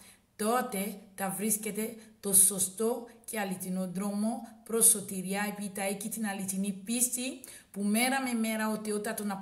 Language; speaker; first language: Greek; non-native, learner; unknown